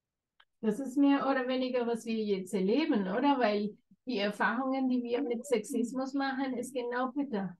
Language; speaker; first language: German; non-native, fluent; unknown